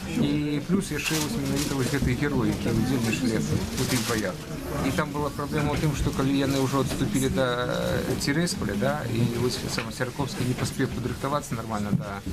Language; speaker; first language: Belarusian; native; Belarusian